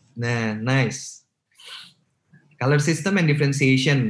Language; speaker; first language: English; non-native, local second language; Indonesian